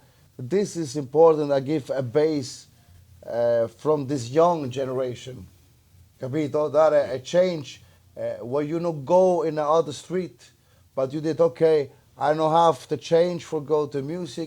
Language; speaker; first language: English; non-native, learner; Italian